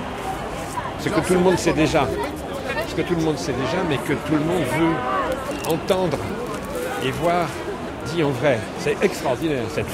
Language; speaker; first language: French; native; French